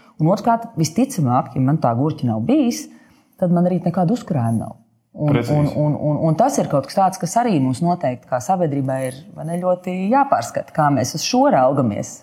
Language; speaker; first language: Latvian; native; Latvian